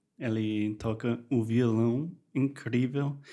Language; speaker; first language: Portuguese; non-native, fluent; English